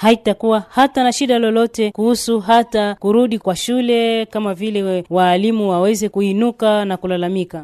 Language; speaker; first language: Swahili; native; Swahili